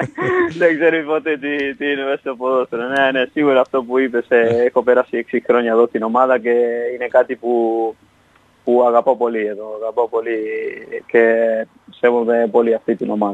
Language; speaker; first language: Greek; non-native, fluent; Spanish